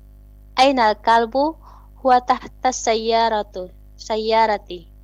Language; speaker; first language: Arabic; non-native, learner; Indonesian